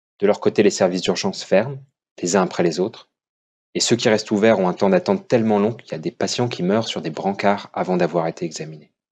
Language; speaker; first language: French; native; French